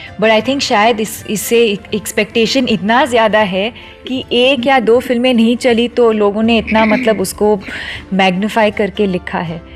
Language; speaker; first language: Hindi; non-native, local second language; Konkani